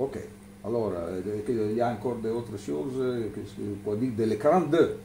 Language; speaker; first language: French; non-native, learner; Italian